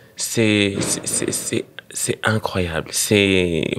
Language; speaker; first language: French; non-native, local second language; Rundi